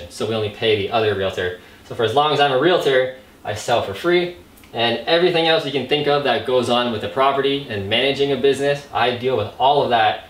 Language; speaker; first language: English; native; English